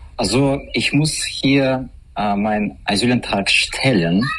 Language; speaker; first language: German; non-native, learner; Russian